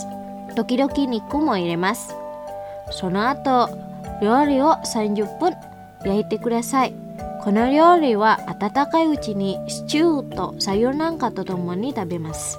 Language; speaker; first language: Japanese; non-native, fluent; Indonesian